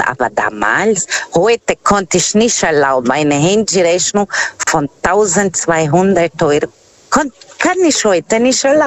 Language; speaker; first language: German; non-native, fluent; Portuguese